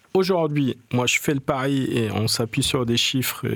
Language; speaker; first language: French; native; French